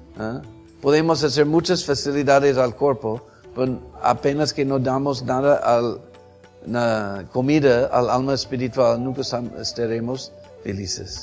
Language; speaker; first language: Spanish; non-native, fluent; English